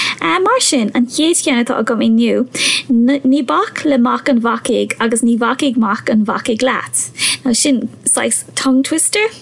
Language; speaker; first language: Irish; non-native, local second language; English